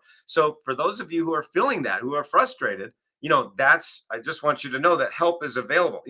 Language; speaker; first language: English; native; English